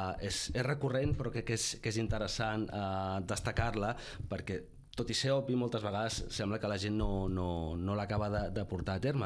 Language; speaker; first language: Catalan; native; Catalan